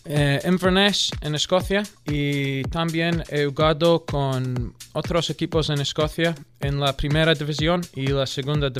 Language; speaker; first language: Spanish; non-native, learner; English